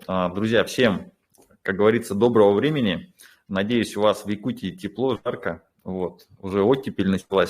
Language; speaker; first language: Russian; native; Russian